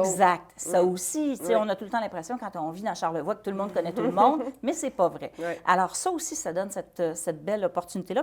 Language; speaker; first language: French; native; French